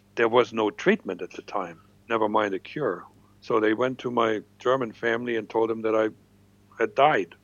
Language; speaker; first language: English; non-native, fluent; German